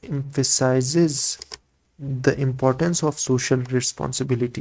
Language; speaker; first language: English; non-native, local second language; Urdu